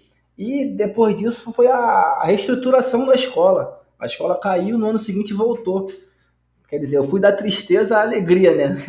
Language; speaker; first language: Portuguese; native; Portuguese